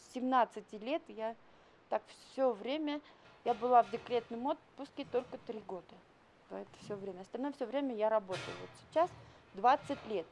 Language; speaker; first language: Russian; native; Russian